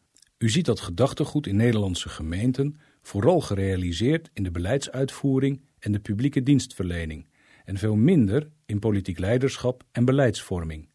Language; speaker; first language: Dutch; native; Dutch